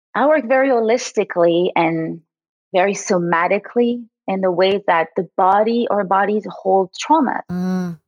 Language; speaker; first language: English; early bilingual, other home language; French